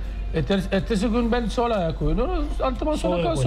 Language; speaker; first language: Turkish; non-native, learner; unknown